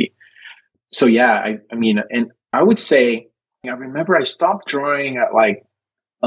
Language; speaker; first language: English; early bilingual, other home language; Spanish